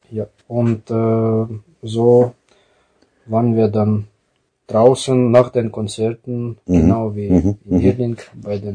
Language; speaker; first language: German; non-native, fluent; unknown